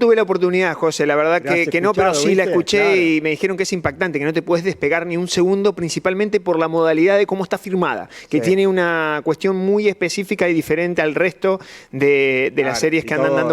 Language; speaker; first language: Spanish; native; Spanish